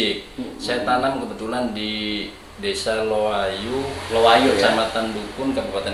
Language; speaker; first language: Indonesian; native; Indonesian